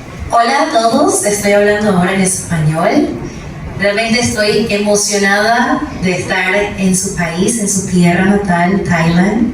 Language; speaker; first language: Spanish; native; Spanish